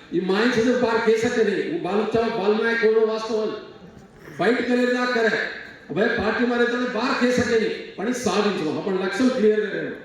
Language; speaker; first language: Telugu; non-native, local second language; Lambadi